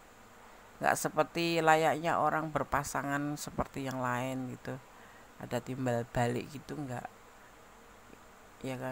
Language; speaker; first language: Indonesian; native; Indonesian